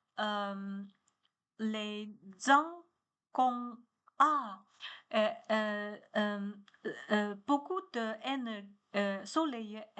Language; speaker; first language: French; non-native, learner; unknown